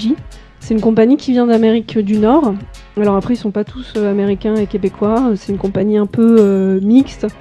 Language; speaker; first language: French; native; French